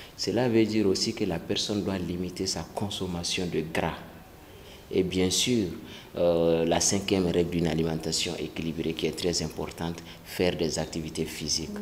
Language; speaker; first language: French; non-native, local second language; Bambara